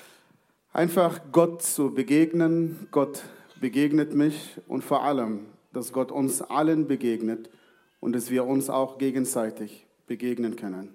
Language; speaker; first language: German; non-native, fluent; Arabic